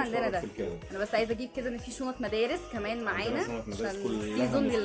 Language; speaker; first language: Arabic; native; Arabic